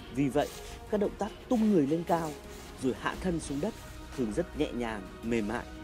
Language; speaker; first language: Vietnamese; native; Vietnamese